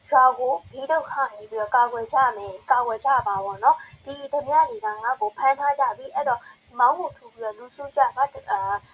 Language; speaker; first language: Burmese; native; Burmese